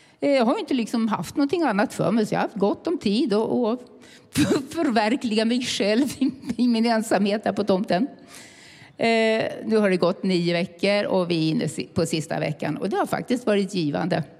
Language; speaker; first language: Swedish; native; Swedish